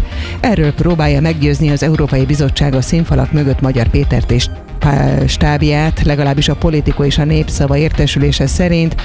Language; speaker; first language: Hungarian; native; Hungarian